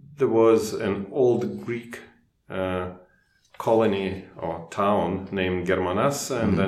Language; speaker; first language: English; non-native, fluent; Russian